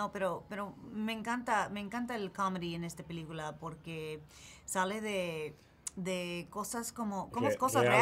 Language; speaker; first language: Spanish; non-native, fluent; English